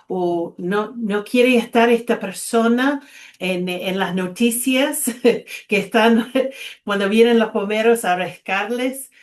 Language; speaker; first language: Spanish; non-native, fluent; English